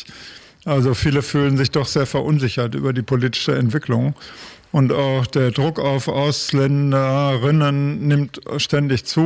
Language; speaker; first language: German; native; German